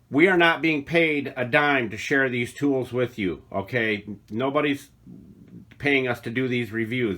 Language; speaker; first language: English; native; English